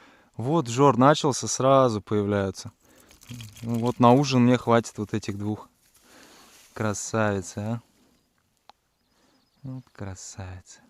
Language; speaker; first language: Russian; native; Russian